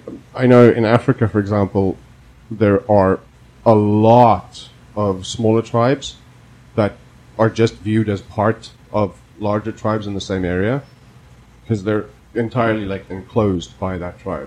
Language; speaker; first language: English; non-native, local second language; Afrikaans